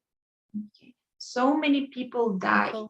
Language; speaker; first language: English; non-native, learner; Spanish